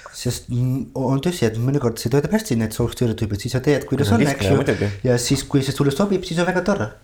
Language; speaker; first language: Estonian; non-native, fluent; Dutch